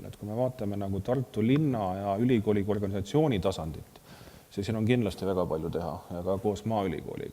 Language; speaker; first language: Estonian; native; Estonian